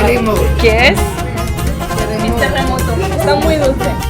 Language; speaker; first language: Spanish; non-native, learner; French